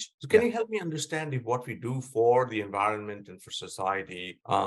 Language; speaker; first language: English; non-native, local second language; Bangla